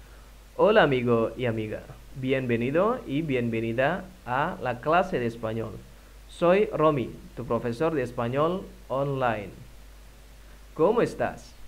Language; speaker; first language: Spanish; non-native, fluent; Indonesian